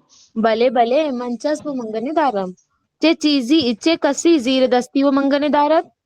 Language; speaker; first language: Persian; non-native, learner; Urdu